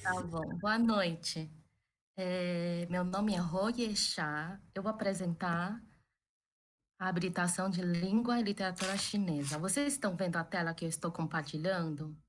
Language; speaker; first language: Portuguese; early bilingual, other home language; Chinese